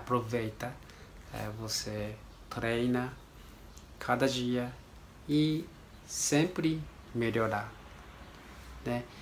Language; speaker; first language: Portuguese; non-native, learner; Japanese